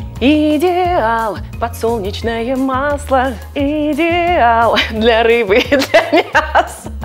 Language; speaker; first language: Russian; native; Russian